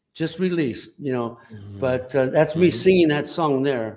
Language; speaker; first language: English; native; English